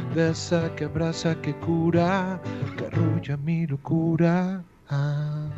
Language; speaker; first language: Spanish; native; Spanish